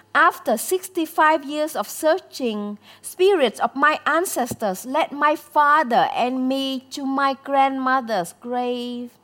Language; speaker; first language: English; non-native, fluent; Vietnamese